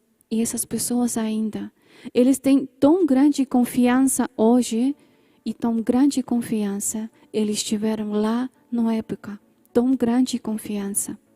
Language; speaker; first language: Portuguese; non-native, fluent; Polish